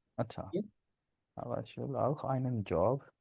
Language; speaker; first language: German; non-native, learner; Punjabi